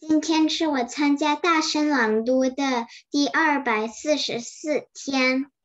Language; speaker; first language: Chinese; early bilingual, heritage; Chinese